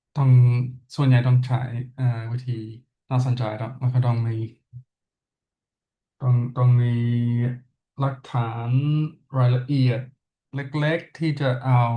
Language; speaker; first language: Thai; non-native, learner; English